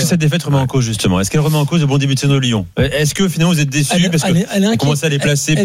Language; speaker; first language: French; native; French